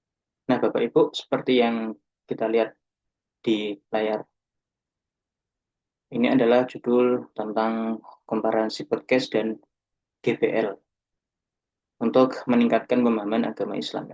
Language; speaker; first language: Indonesian; native; Indonesian